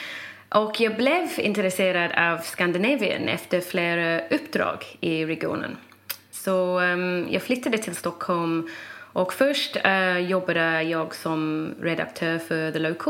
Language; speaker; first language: Swedish; non-native, fluent; English